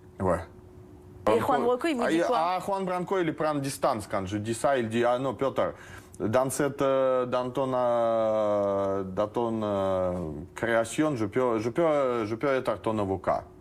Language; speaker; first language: French; non-native, learner; Russian